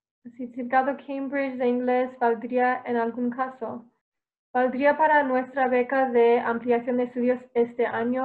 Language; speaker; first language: Spanish; non-native, fluent; English